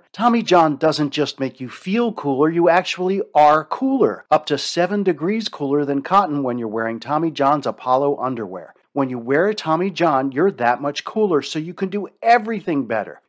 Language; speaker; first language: English; native; English